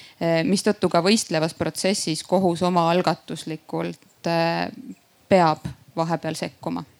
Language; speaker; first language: Estonian; native; Estonian